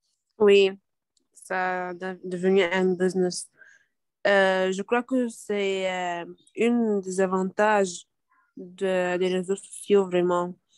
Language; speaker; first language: French; non-native, learner; Arabic